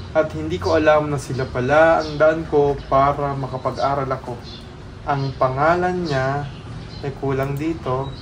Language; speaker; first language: Filipino; native; Filipino